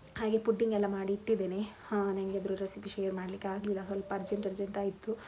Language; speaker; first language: Kannada; non-native, local second language; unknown